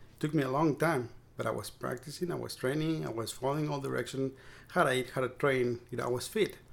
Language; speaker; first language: English; non-native, fluent; Spanish